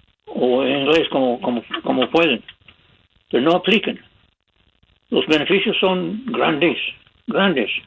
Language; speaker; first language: Spanish; non-native, fluent; English